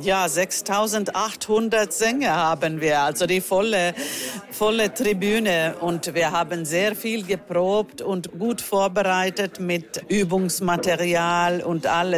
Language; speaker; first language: German; non-native, learner; Finnish